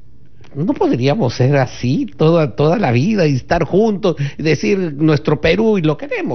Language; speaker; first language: Spanish; native; Spanish